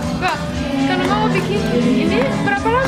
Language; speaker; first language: Indonesian; non-native, learner; Romanian